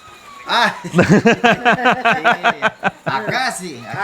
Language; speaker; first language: Spanish; native; Spanish